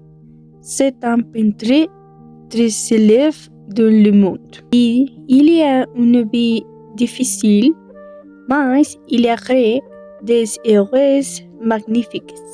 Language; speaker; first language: French; non-native, learner; Spanish